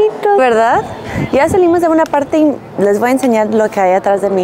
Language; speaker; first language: Spanish; non-native, fluent; English